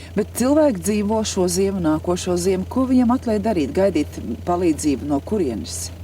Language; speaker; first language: Latvian; native; Latvian